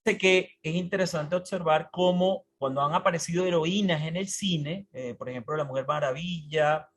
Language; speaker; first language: Spanish; native; Spanish